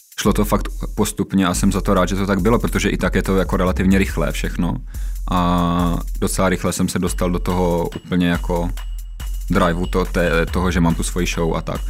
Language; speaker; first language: Czech; native; Czech